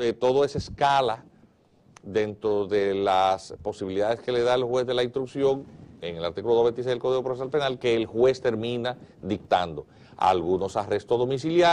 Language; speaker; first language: Spanish; native; Spanish